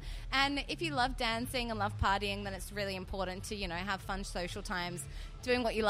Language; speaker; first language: English; native; English